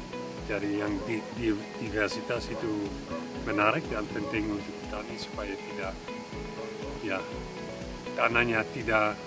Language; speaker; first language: Indonesian; non-native, fluent; Dutch